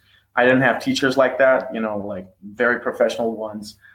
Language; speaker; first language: English; non-native, fluent; Persian